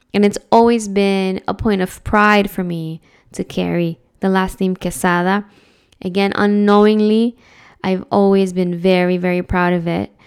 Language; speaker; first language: English; early bilingual, other home language; Spanish